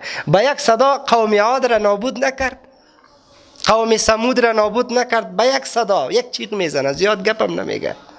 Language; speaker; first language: Persian; native; Persian